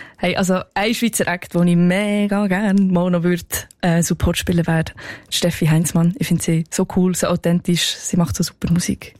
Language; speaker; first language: German; native; German